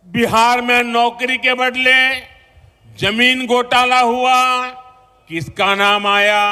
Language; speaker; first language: Hindi; non-native, local second language; Gujarati